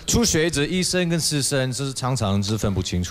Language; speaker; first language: Chinese; non-native, fluent; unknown